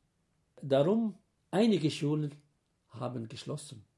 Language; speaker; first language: German; non-native, fluent; Arabic